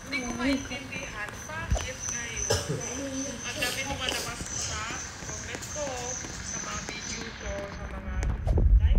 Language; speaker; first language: Filipino; non-native, learner; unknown